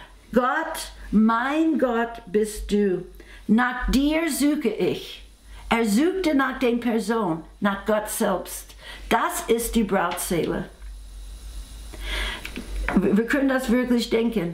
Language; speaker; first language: German; non-native, fluent; English